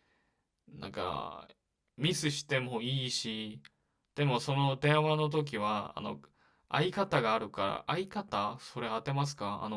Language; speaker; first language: Japanese; non-native, learner; Korean